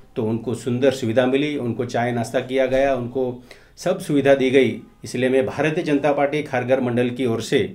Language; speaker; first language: Hindi; non-native, local second language; Marathi